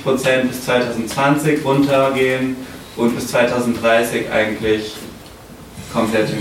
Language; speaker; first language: German; native; German